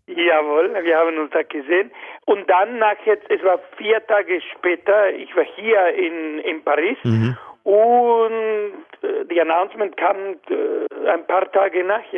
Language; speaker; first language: German; non-native, learner; Spanish